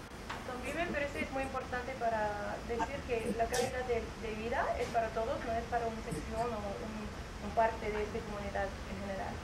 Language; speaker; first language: Spanish; non-native, learner; English